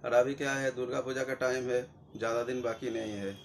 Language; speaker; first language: Hindi; non-native, local second language; Bangla